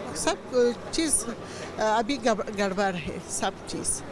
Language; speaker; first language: Hindi; non-native, learner; Persian